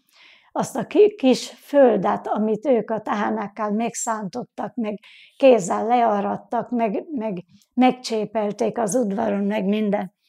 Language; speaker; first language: Hungarian; native; Hungarian